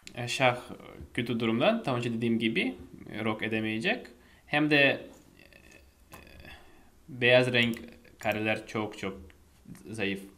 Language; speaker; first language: Turkish; non-native, fluent; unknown